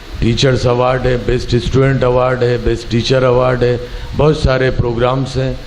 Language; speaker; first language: Urdu; native; Urdu